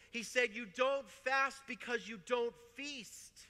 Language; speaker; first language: English; native; English